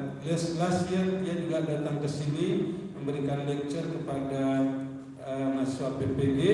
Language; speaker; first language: Indonesian; native; Indonesian